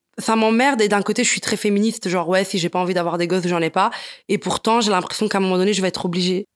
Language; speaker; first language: French; early bilingual, other home language; Italian